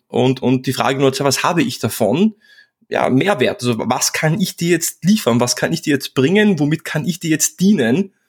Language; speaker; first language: German; early bilingual, other home language; Czech